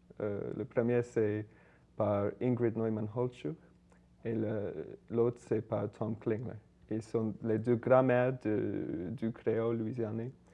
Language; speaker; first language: French; non-native, fluent; Swedish